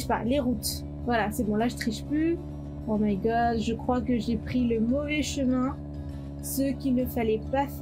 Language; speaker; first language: French; native; French